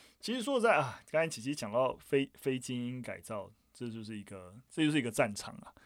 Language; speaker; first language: Chinese; native; Chinese